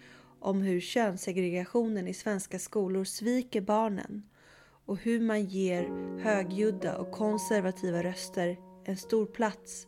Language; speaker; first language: Swedish; native; Swedish